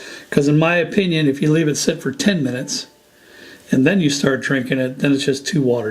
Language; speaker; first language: English; native; English